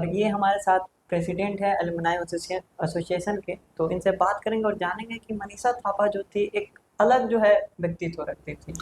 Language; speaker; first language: Hindi; native; Hindi